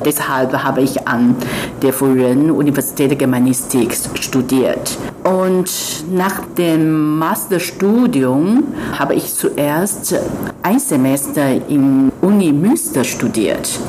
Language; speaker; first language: German; non-native, fluent; Chinese